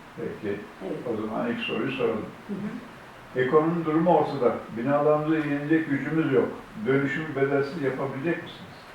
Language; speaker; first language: Turkish; native; Turkish